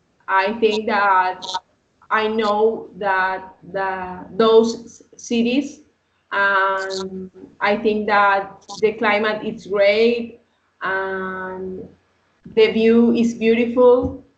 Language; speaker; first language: English; non-native, learner; Spanish